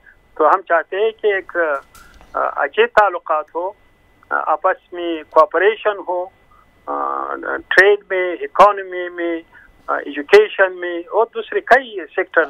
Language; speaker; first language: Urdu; non-native, fluent; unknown